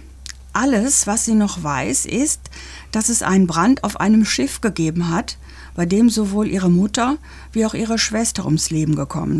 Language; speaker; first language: German; native; German